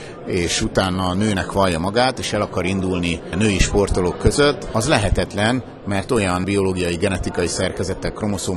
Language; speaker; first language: Hungarian; native; Hungarian